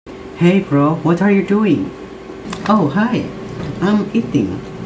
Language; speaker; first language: English; non-native, fluent; Indonesian